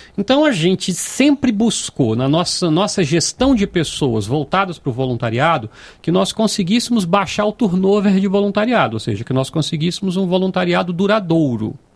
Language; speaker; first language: Portuguese; native; Portuguese